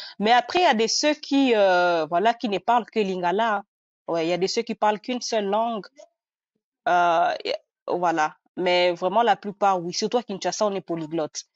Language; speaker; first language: French; non-native, local second language; Nande